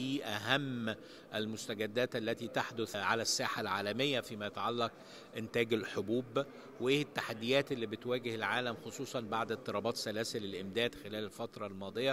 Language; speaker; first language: Arabic; native; Arabic